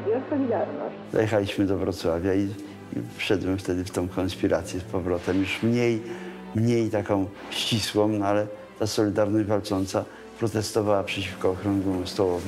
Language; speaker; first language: Polish; native; Polish